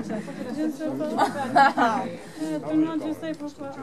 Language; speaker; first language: French; non-native, fluent; Albanian